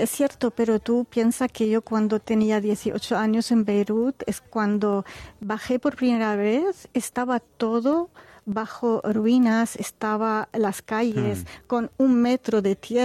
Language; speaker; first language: Spanish; non-native, fluent; Arabic